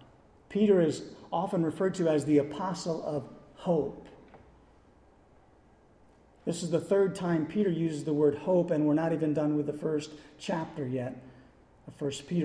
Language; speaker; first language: English; native; English